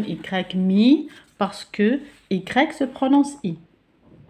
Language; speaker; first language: French; non-native, local second language; Arabic